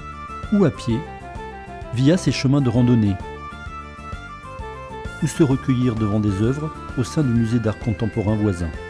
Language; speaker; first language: French; native; French